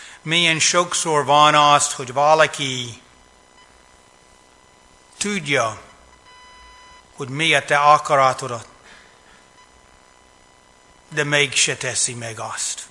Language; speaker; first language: Hungarian; non-native, fluent; English